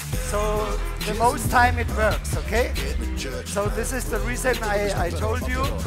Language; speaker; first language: English; non-native, learner; German